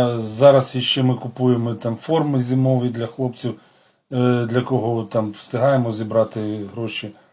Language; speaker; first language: Ukrainian; non-native, local second language; Russian